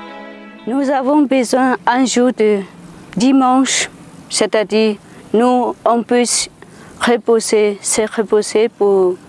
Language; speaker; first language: French; non-native, fluent; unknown